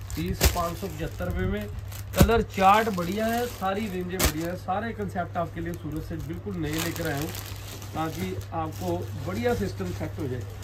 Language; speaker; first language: Hindi; non-native, local second language; Punjabi